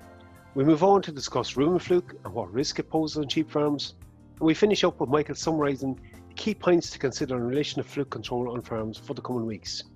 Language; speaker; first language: English; native; English